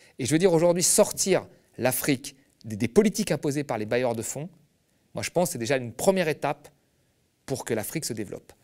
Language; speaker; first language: French; native; French